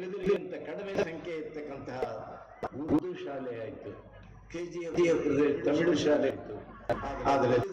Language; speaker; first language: Kannada; non-native, local second language; Telugu